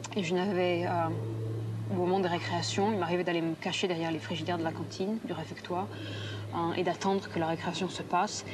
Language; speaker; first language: French; native; French